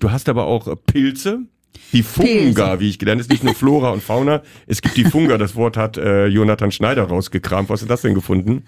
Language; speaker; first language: German; native; German